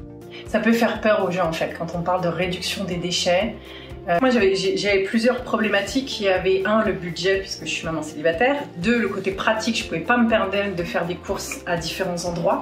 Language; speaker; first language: French; native; French